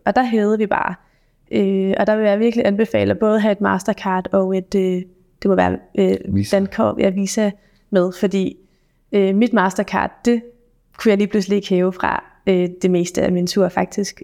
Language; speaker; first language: Danish; native; Danish